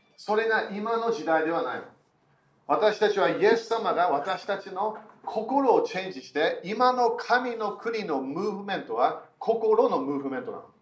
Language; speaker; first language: Japanese; non-native, fluent; English